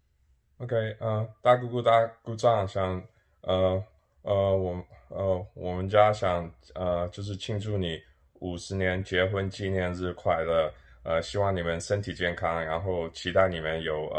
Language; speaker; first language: Chinese; early bilingual, heritage; Chinese